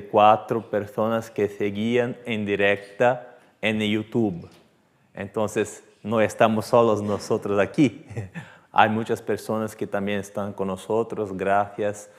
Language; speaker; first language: Spanish; non-native, fluent; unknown